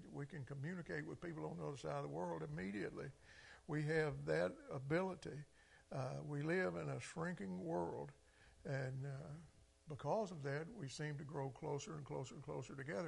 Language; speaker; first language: English; native; English